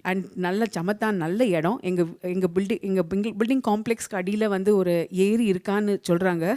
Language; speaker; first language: Tamil; early bilingual, heritage; Tamil